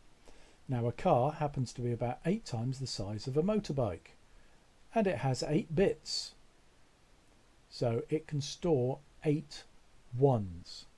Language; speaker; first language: English; native; English